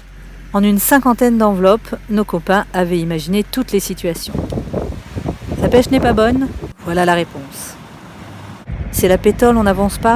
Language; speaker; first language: French; native; French